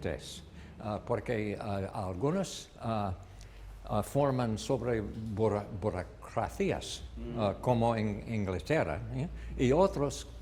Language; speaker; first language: Spanish; non-native, learner; English